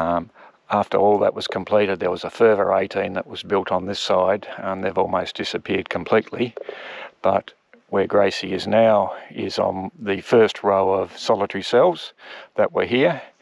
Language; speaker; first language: English; native; English